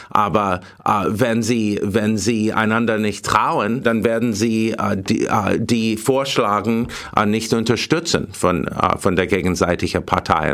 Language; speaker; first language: German; non-native, learner; English